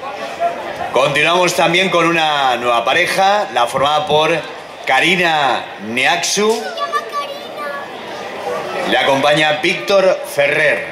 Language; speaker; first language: Spanish; native; Spanish